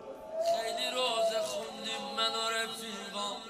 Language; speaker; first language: Persian; native; Persian